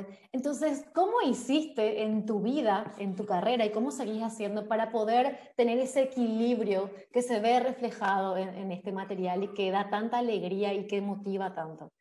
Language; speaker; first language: Spanish; native; Spanish